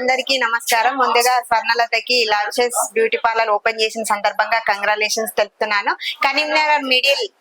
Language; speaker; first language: Telugu; native; Telugu